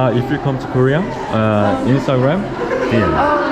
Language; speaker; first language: English; non-native, learner; Korean